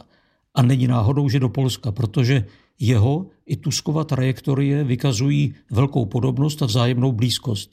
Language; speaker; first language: Czech; non-native, fluent; Serbian